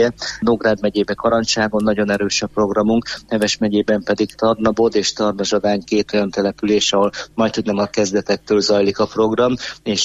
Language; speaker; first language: Hungarian; native; Hungarian